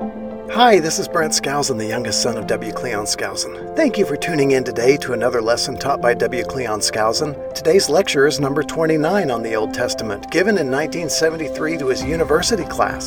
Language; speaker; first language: English; native; English